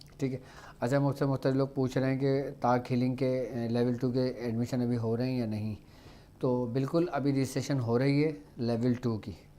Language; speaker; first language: Urdu; native; Urdu